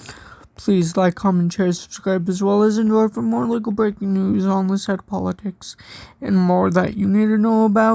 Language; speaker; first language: English; native; English